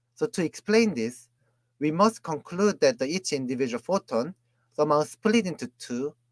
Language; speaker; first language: English; non-native, fluent; Korean